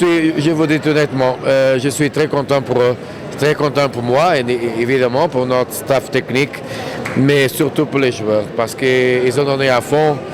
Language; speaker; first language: French; non-native, fluent; Portuguese